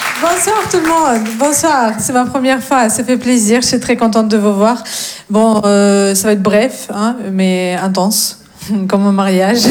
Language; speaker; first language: French; non-native, fluent; Russian